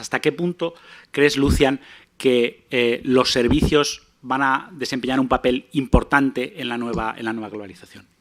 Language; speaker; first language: Spanish; native; Spanish